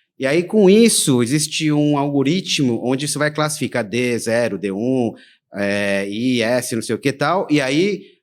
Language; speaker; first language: Portuguese; early bilingual, other home language; Korean